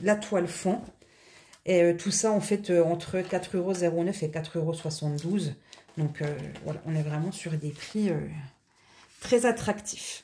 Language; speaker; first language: French; native; French